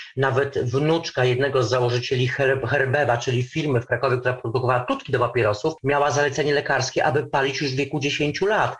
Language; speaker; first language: Polish; native; Polish